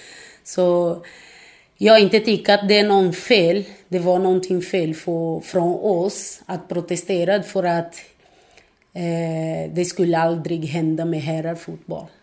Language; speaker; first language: Swedish; non-native, fluent; Portuguese